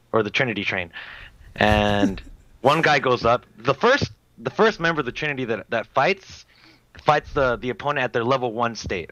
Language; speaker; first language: English; native; English